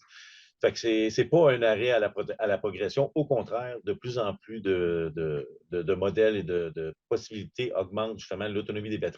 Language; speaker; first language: French; native; French